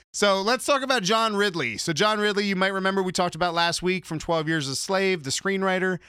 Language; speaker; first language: English; native; English